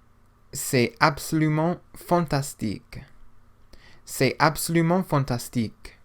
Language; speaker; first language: French; non-native, fluent; English